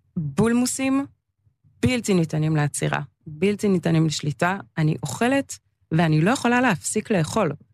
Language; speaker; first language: Hebrew; early bilingual, other home language; English